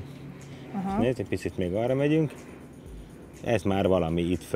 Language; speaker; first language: Hungarian; native; Hungarian